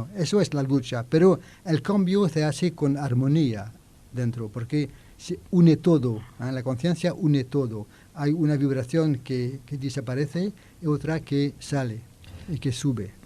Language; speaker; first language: Spanish; non-native, learner; French